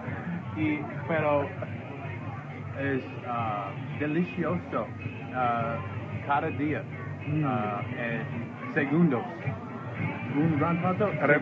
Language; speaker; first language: Spanish; non-native, learner; English